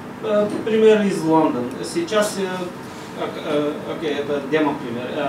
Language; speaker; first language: Russian; non-native, learner; Bulgarian